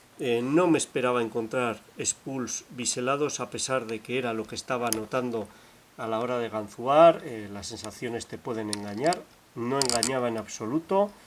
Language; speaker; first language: Spanish; native; Spanish